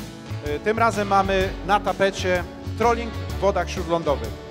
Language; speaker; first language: Polish; native; Polish